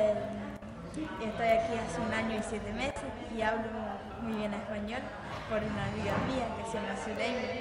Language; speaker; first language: Spanish; non-native, learner; German